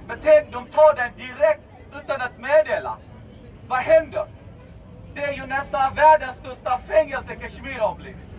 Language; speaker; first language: Swedish; non-native, learner; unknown